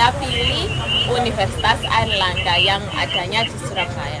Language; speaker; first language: Indonesian; non-native, fluent; Shona